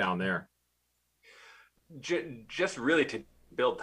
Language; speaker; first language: English; native; English